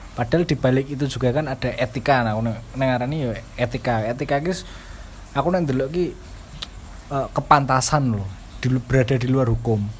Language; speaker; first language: Indonesian; non-native, local second language; Javanese